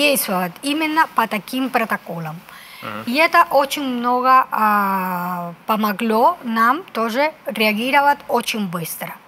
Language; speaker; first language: Russian; non-native, fluent; Spanish